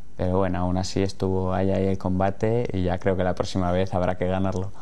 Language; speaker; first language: Spanish; native; Spanish